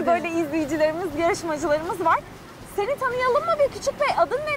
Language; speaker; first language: Turkish; native; Turkish